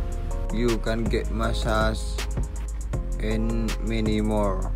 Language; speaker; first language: English; non-native, learner; Indonesian